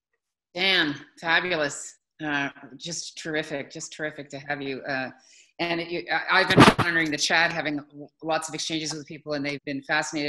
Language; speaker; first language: English; native; English